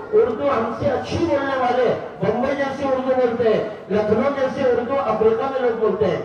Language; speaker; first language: Urdu; native; Urdu